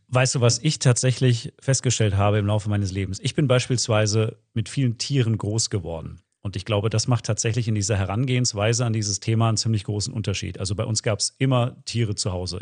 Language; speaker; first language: German; native; German